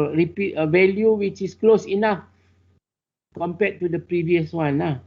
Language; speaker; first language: English; non-native, local second language; Malay